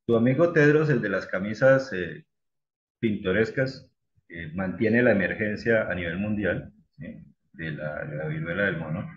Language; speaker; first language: Spanish; native; Spanish